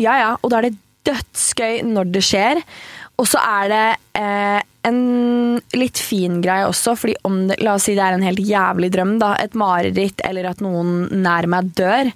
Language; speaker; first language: Norwegian; native; Norwegian